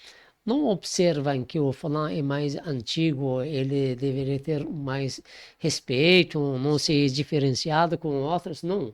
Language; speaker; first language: Portuguese; non-native, learner; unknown